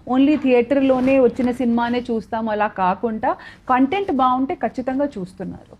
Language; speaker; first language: Telugu; non-native, local second language; Odia